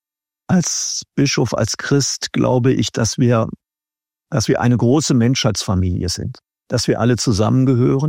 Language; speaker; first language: German; native; German